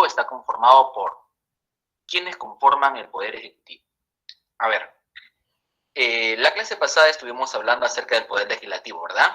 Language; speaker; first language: Spanish; native; Spanish